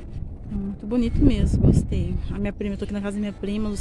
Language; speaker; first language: Portuguese; native; Portuguese